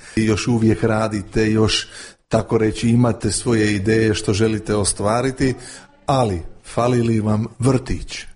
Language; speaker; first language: Croatian; early bilingual, heritage; Croatian